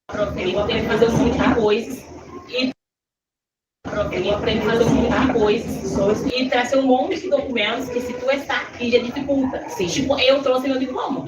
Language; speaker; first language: Portuguese; non-native, learner; Spanish